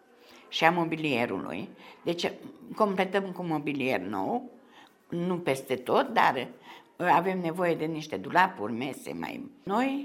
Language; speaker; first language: Romanian; early bilingual, heritage; Romanian